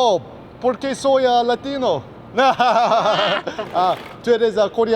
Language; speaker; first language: Spanish; non-native, learner; English